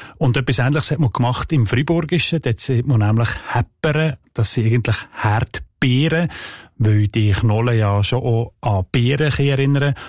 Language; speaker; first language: German; native; German